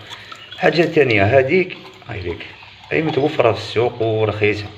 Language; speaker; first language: Arabic; native; Arabic